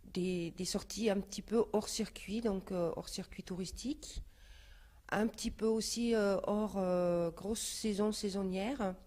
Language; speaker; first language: French; non-native, fluent; German